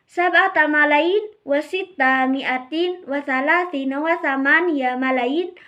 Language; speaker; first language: Arabic; non-native, learner; Indonesian